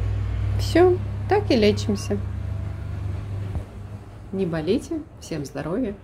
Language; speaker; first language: Russian; native; Russian